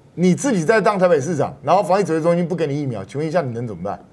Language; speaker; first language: Chinese; native; Chinese